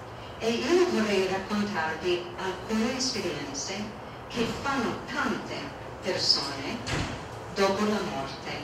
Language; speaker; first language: Italian; non-native, fluent; English